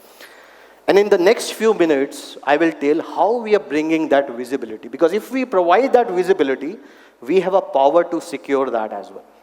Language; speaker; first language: English; non-native, local second language; Hindi